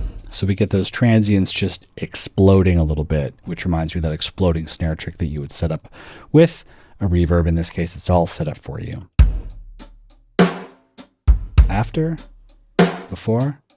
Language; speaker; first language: English; native; English